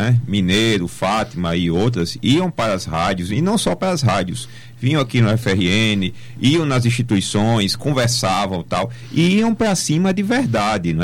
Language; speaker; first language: Portuguese; native; Portuguese